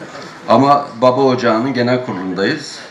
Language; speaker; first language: Turkish; native; Turkish